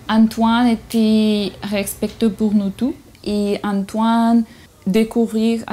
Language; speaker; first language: French; non-native, learner; Russian